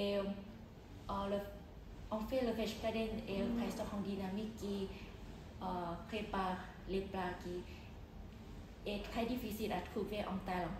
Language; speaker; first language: French; non-native, fluent; Thai